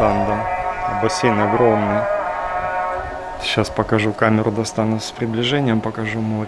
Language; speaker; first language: Russian; native; Russian